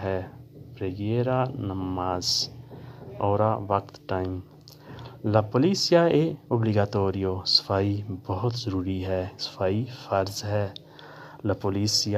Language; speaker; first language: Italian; non-native, learner; Urdu